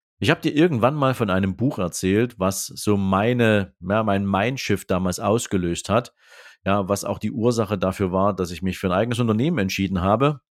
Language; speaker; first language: German; native; German